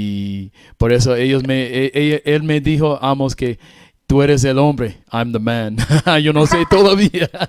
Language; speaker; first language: Spanish; non-native, learner; English